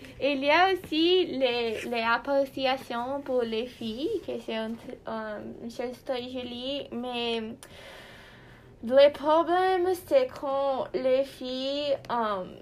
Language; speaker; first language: French; non-native, learner; Portuguese